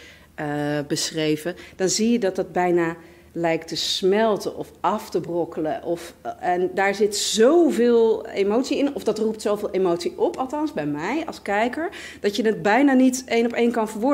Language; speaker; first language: Dutch; native; Dutch